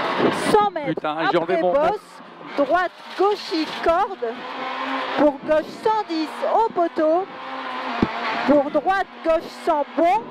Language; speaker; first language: French; native; French